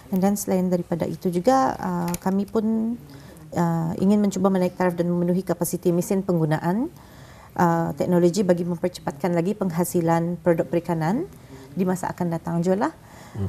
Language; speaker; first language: Malay; native; Malay